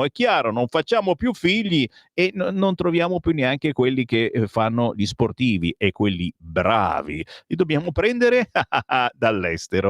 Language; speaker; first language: Italian; native; Italian